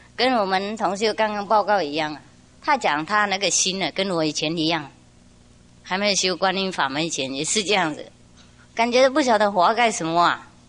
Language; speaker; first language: Chinese; non-native, fluent; Vietnamese